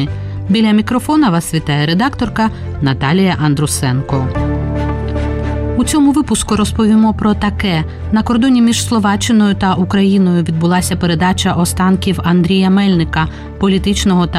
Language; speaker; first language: Ukrainian; native; Ukrainian